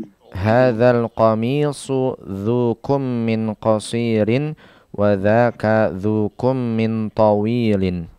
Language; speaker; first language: Arabic; non-native, fluent; Indonesian